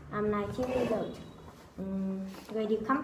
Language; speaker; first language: English; non-native, learner; Vietnamese